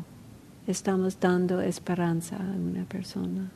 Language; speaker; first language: Spanish; non-native, fluent; English